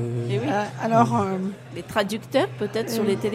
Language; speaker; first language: French; native; French